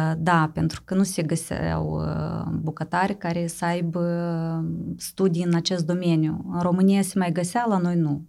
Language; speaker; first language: Romanian; native; Romanian